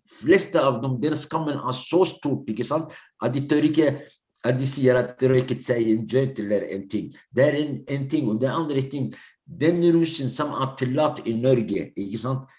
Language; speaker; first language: Norwegian; non-native, fluent; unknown